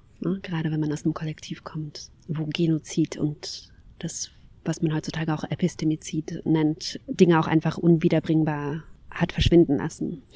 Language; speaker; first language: German; early bilingual, other home language; Kabyle